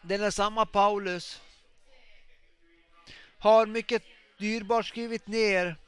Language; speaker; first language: Swedish; non-native, local second language; Finnish